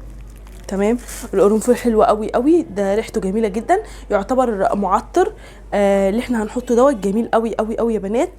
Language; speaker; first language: Arabic; native; Arabic